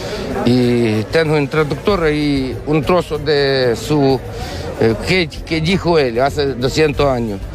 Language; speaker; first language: Spanish; non-native, learner; Ukrainian